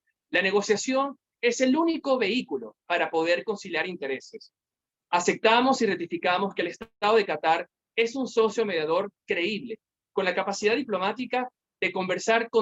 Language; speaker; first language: Spanish; native; Spanish